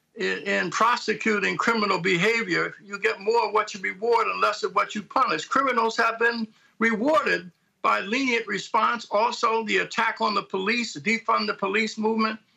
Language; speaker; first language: English; native; English